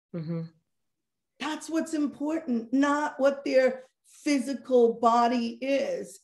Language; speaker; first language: English; native; English